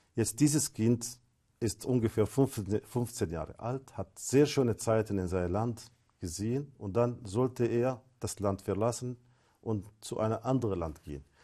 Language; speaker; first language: German; non-native, fluent; Arabic